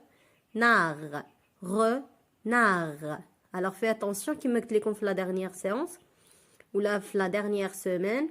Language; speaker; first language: French; non-native, local second language; Arabic